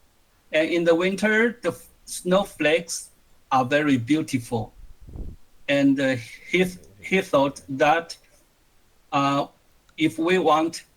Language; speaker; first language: English; non-native, learner; Chinese